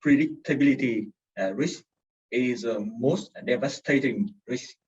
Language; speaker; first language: English; non-native, fluent; Vietnamese